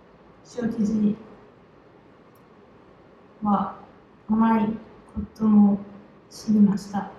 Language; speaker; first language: Japanese; non-native, learner; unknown